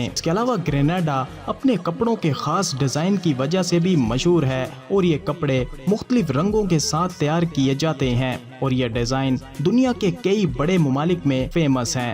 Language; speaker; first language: Urdu; native; Urdu